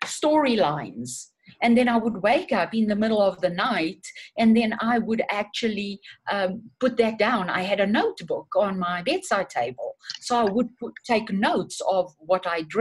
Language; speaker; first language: English; non-native, fluent; Portuguese